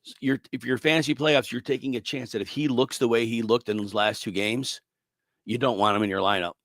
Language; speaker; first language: English; native; English